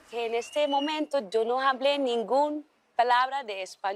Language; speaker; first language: Spanish; early bilingual, heritage; Dutch